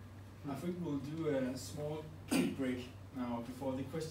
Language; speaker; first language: English; non-native, fluent; Danish